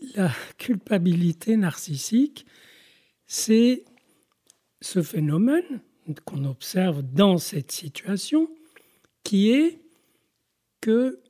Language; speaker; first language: French; non-native, local second language; Arabic